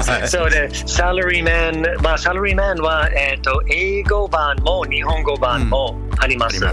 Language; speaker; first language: Japanese; non-native, learner; English